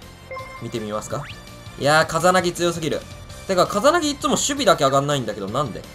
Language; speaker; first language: Japanese; native; Japanese